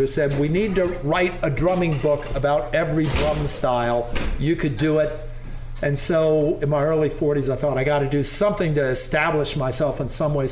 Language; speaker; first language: English; native; English